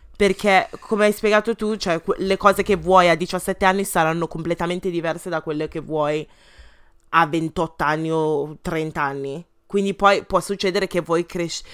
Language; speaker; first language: Italian; early bilingual, other home language; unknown